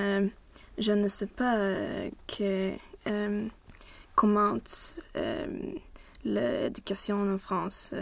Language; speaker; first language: French; non-native, learner; Swedish